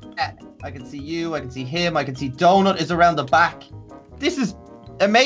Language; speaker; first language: English; native; English